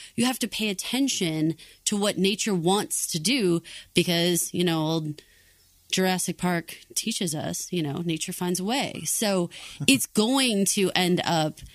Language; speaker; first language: English; native; English